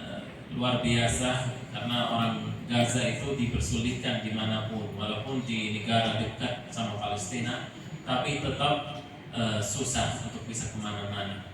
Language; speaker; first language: Indonesian; non-native, fluent; Arabic